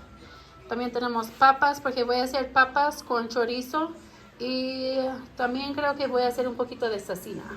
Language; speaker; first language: Spanish; non-native, learner; English